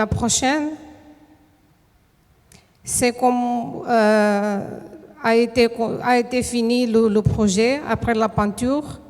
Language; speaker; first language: French; non-native, fluent; Portuguese